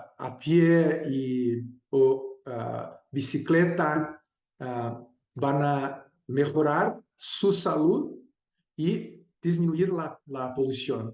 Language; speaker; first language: Spanish; non-native, fluent; Portuguese